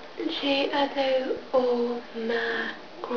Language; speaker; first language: French; non-native, learner; English